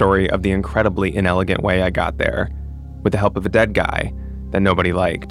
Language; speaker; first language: English; native; English